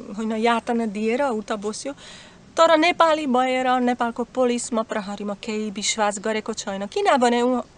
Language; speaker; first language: Nepali; non-native, learner; Slovak